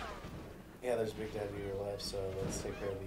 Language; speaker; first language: English; native; English